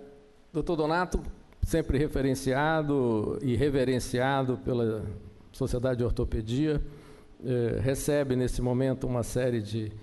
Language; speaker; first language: Portuguese; native; Portuguese